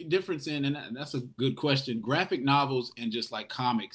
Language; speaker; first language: English; native; English